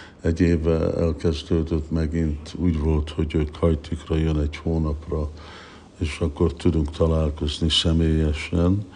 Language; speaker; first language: Hungarian; early bilingual, heritage; Hungarian